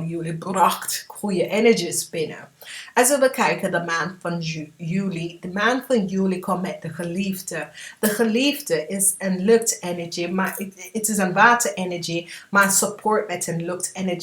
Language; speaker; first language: Dutch; non-native, fluent; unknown